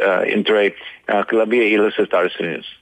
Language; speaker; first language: Spanish; non-native, learner; English